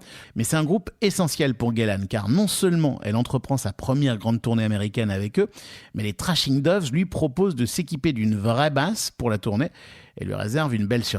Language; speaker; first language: French; native; French